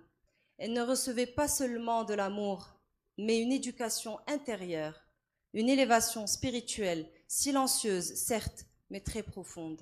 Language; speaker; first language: French; non-native, local second language; Arabic